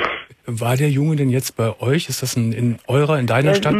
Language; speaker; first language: German; native; German